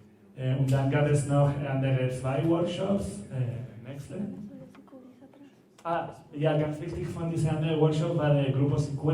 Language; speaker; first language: German; non-native, learner; Spanish